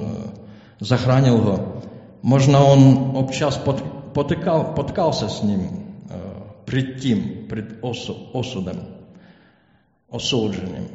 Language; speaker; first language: Czech; non-native, learner; Ukrainian